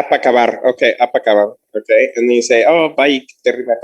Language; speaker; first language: Indonesian; non-native, learner; English